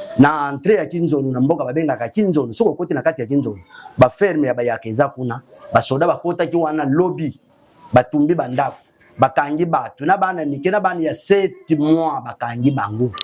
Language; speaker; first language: Lingala; non-native, local second language; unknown